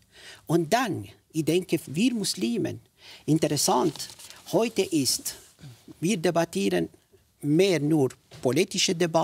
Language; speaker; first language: German; non-native, fluent; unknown